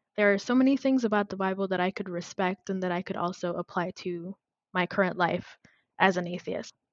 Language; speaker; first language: English; non-native, fluent; Amharic